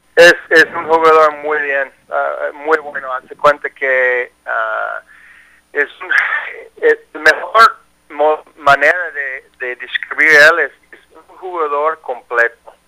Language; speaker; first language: Spanish; non-native, learner; English